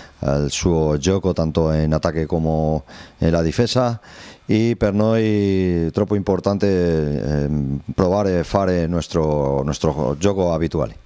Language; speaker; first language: Italian; non-native, learner; Spanish